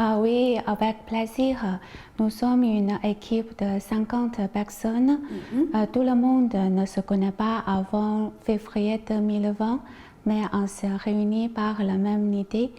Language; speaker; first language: French; non-native, learner; Chinese